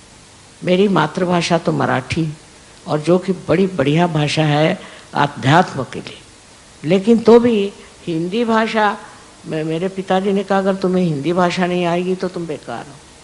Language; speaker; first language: Hindi; non-native, local second language; Marathi